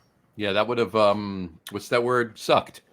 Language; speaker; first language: English; native; English